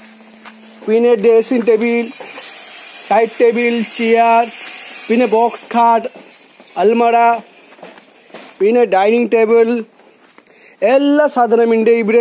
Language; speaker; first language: Malayalam; non-native, learner; Hindi